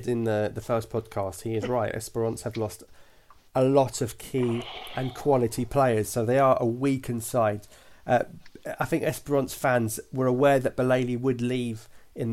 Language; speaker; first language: English; native; English